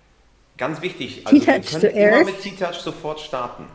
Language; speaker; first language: German; native; German